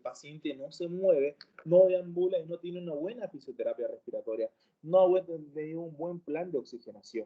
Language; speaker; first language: Spanish; native; Spanish